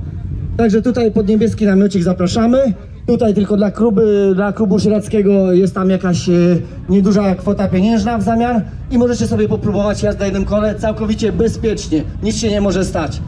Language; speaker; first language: Polish; native; Polish